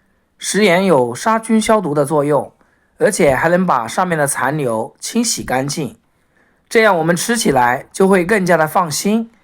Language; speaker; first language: Chinese; native; Chinese